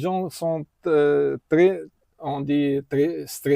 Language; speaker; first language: French; non-native, learner; Arabic